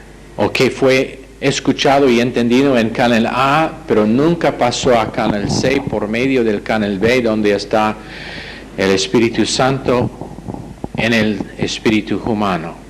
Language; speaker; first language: Spanish; non-native, fluent; English